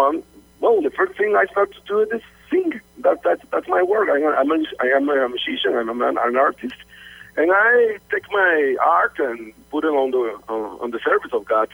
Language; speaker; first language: English; non-native, learner; Spanish